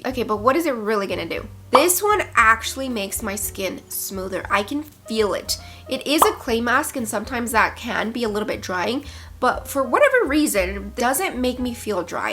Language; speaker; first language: English; native; English